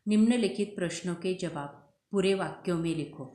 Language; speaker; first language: Hindi; non-native, local second language; Marathi